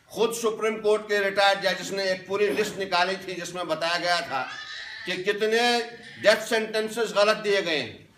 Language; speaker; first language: Hindi; non-native, local second language; Kashmiri